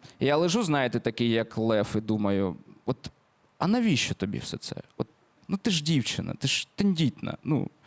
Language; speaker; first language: Ukrainian; non-native, local second language; Russian